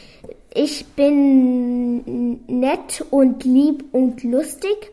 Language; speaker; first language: German; non-native, local second language; Arabic